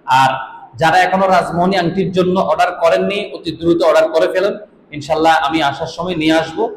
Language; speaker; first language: Bangla; native; Bangla